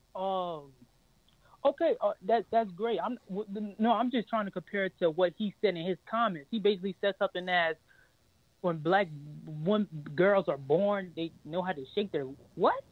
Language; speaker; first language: English; native; English